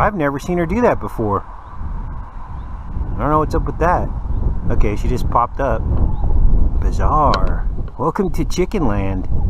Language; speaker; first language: English; native; English